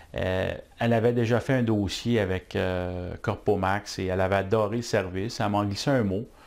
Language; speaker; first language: French; native; French